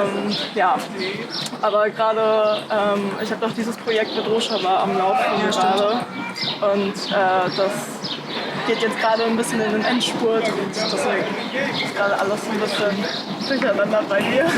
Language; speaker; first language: German; native; German